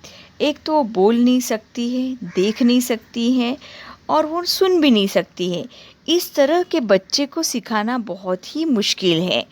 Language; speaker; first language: Hindi; native; Hindi